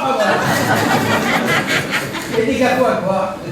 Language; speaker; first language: French; native; French